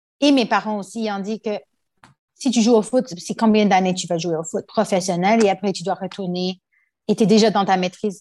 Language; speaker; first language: French; non-native, local second language; English